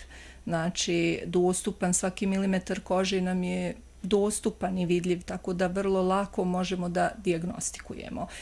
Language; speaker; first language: Croatian; native; Croatian